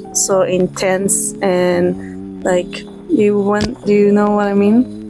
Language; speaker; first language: English; non-native, fluent; French